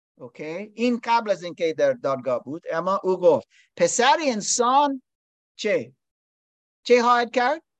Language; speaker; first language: Persian; non-native, learner; English